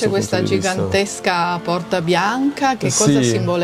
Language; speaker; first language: Italian; native; Italian